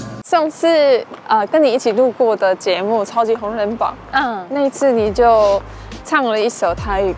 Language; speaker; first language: Chinese; non-native, fluent; English